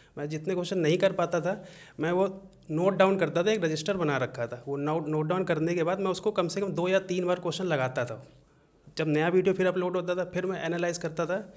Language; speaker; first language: Hindi; native; Hindi